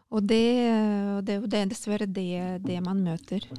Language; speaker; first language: Norwegian; non-native, fluent; Russian